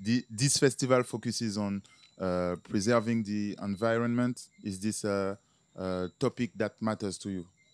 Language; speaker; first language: English; non-native, fluent; French